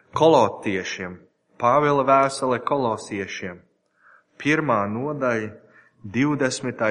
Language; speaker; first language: Latvian; non-native, learner; English